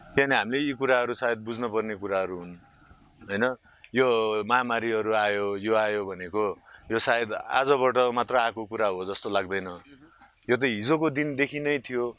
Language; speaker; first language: Nepali; native; Nepali